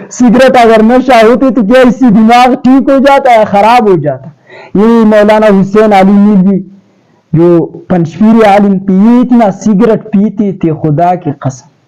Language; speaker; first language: Urdu; non-native, local second language; Pashto